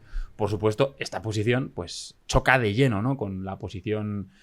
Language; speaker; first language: Spanish; native; Spanish